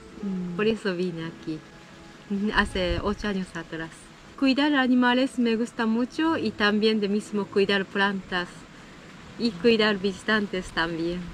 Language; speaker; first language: Spanish; non-native, learner; Japanese